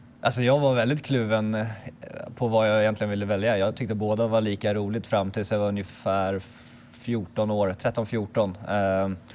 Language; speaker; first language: Swedish; native; Swedish